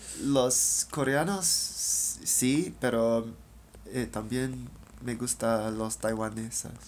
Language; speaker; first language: Spanish; non-native, learner; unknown